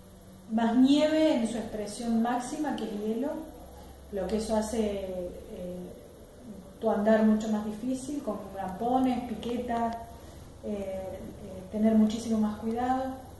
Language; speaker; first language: Spanish; native; Spanish